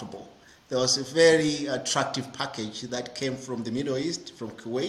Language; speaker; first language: English; non-native, local second language; Shona